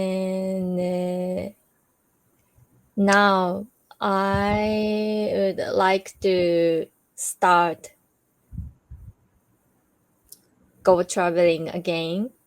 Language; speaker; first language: English; non-native, learner; Japanese